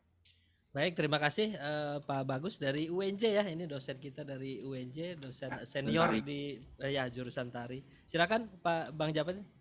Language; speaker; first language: Indonesian; native; Indonesian